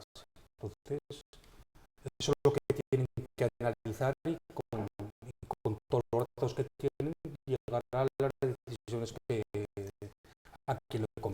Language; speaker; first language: Spanish; native; Spanish